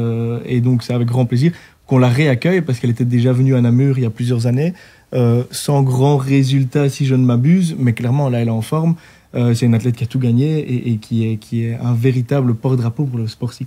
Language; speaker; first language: French; native; French